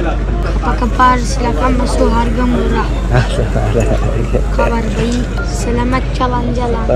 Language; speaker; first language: Indonesian; non-native, learner; Turkish